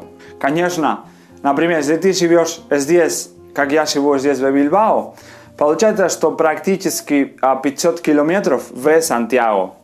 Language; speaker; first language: Russian; non-native, fluent; Spanish